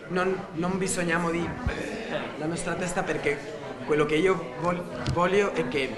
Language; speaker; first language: Italian; non-native, learner; Spanish